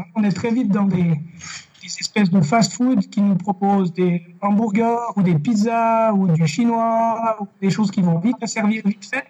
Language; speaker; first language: French; native; French